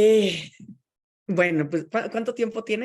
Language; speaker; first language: Spanish; native; Spanish